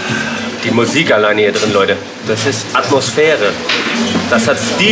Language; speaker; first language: German; native; German